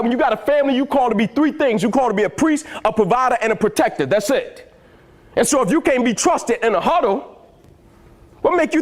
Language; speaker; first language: English; native; English